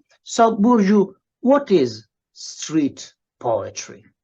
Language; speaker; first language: English; non-native, fluent; Italian